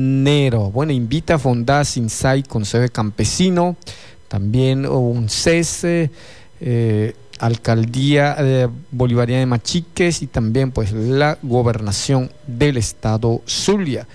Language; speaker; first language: Spanish; native; Spanish